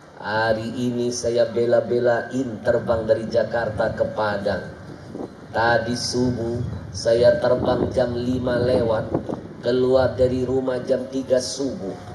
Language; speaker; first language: Indonesian; native; Indonesian